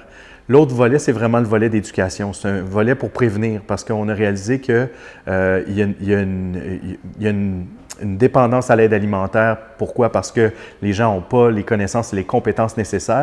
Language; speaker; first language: French; native; French